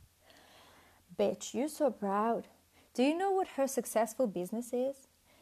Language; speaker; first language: English; non-native, fluent; Russian